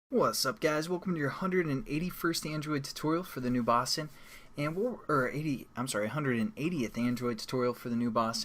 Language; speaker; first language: English; native; English